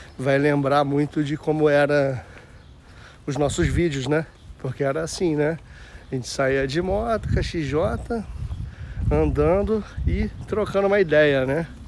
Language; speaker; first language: Portuguese; native; Portuguese